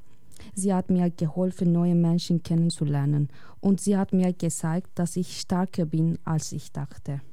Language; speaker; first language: German; non-native, fluent; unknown